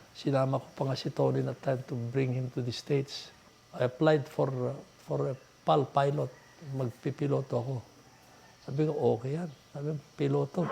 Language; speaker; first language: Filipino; non-native, local second language; Iloko